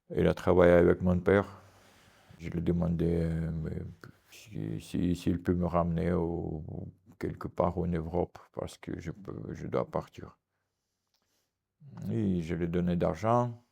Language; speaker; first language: French; non-native, fluent; Russian